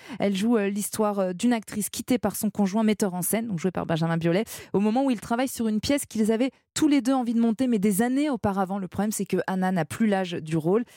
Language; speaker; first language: French; native; French